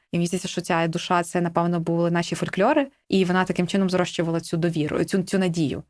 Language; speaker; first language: Ukrainian; native; Ukrainian